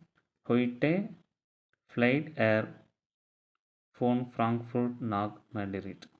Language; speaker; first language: German; non-native, learner; Tamil